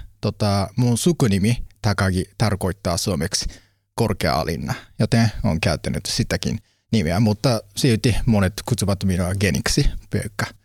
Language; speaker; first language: Finnish; non-native, learner; Japanese